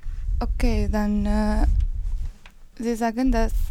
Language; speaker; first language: German; non-native, learner; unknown